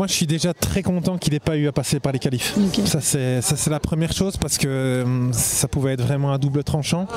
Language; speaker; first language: French; native; French